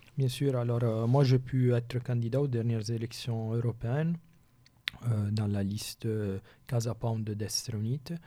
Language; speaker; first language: French; non-native, local second language; Italian